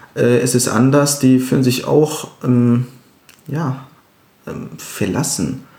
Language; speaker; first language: German; non-native, fluent; Arabic